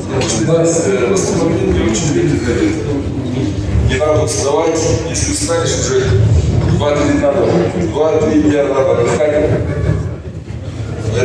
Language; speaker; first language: Russian; non-native, local second language; Yakut